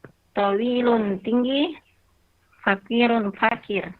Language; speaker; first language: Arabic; non-native, learner; Indonesian